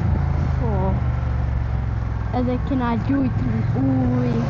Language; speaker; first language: Albanian; early bilingual, heritage; Albanian